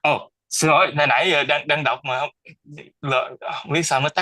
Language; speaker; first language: Vietnamese; early bilingual, heritage; Vietnamese